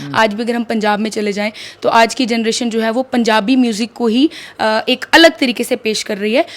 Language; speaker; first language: Hindi; non-native, local second language; Dogri